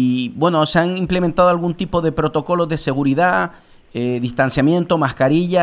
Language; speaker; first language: Spanish; native; Spanish